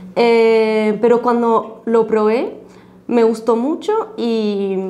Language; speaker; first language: Spanish; non-native, fluent; Arabic